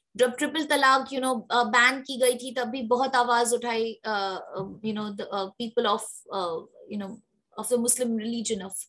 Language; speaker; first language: Hindi; native; Hindi